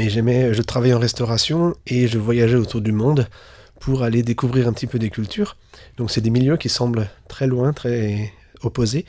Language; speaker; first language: French; native; French